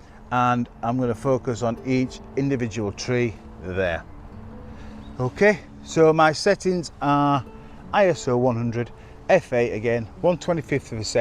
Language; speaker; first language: English; native; English